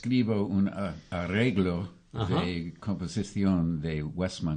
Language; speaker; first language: Spanish; non-native, learner; English